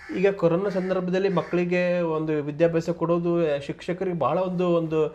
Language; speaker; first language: Kannada; native; Kannada